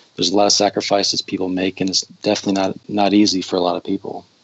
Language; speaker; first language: English; native; English